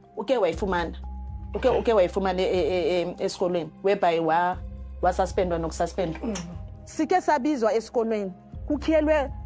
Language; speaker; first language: Zulu; non-native, local second language; Xhosa